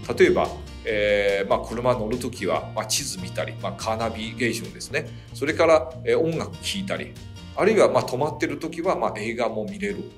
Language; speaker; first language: Japanese; non-native, fluent; Chinese